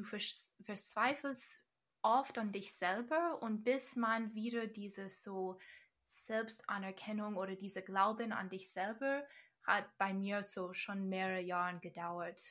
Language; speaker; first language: German; non-native, fluent; English